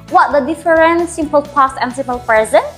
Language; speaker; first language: English; non-native, learner; Indonesian